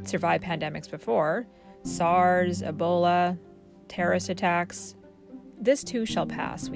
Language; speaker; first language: English; native; English